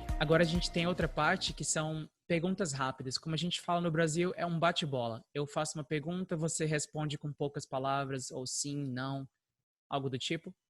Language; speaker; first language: Portuguese; native; Portuguese